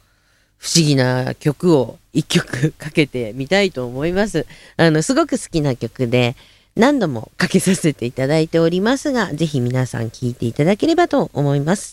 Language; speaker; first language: Japanese; native; Japanese